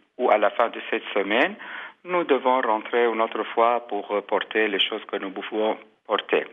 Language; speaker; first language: French; non-native, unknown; Armenian